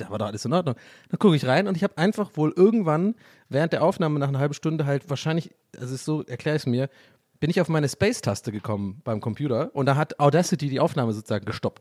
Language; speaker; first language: German; native; German